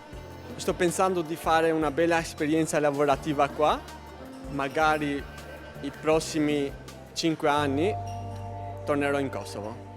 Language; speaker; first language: Italian; non-native, fluent; Albanian